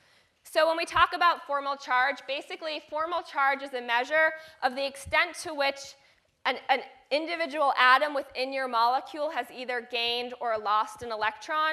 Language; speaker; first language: English; native; English